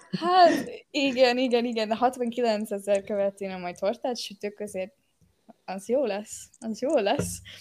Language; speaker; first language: Hungarian; early bilingual, heritage; Hungarian